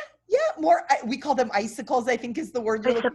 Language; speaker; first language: English; native; English